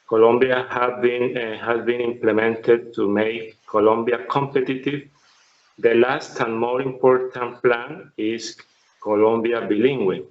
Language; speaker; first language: English; non-native, learner; Spanish